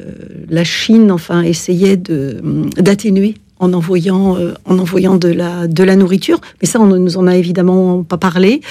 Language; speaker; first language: French; native; French